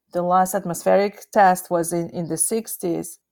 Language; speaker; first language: English; non-native, fluent; Russian